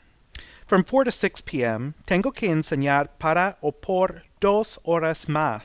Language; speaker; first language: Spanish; non-native, fluent; English